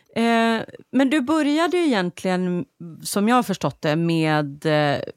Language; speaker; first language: Swedish; native; Swedish